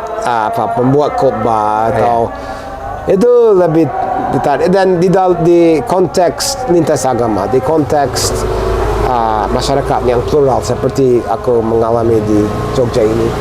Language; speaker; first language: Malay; non-native, fluent; English